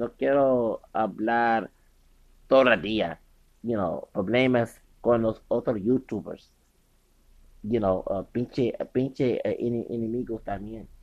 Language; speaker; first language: Spanish; non-native, learner; English